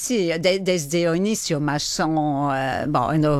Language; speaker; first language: Portuguese; non-native, fluent; French